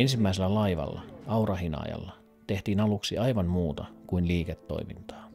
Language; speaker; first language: Finnish; native; Finnish